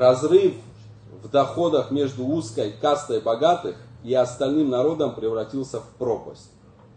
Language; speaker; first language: Russian; native; Russian